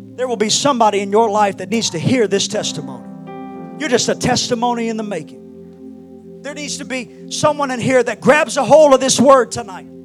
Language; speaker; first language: English; native; English